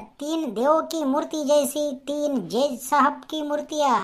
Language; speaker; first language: Hindi; non-native, local second language; Marathi